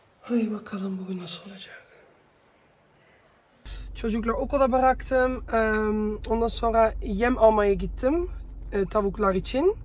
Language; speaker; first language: Turkish; early bilingual, heritage; Turkish